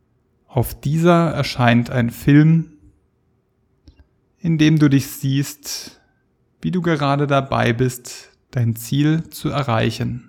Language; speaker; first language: German; native; German